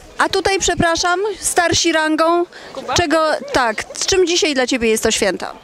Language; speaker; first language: Polish; native; Polish